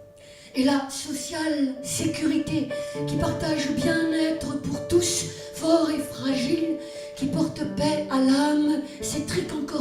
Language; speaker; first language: French; native; French